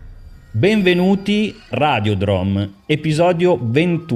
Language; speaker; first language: Italian; native; Italian